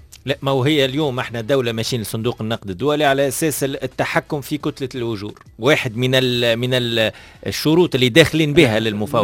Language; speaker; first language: Arabic; native; Arabic